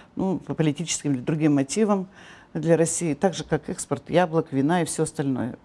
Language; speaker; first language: Russian; native; Russian